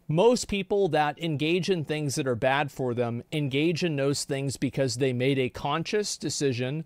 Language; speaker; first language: English; native; English